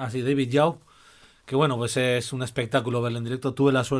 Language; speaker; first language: Spanish; native; Spanish